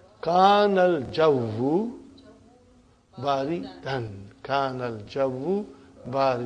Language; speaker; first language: Arabic; non-native, fluent; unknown